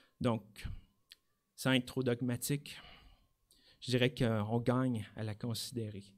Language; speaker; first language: French; native; French